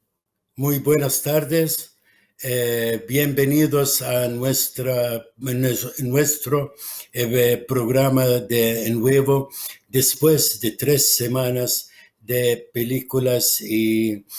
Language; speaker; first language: Spanish; non-native, fluent; Arabic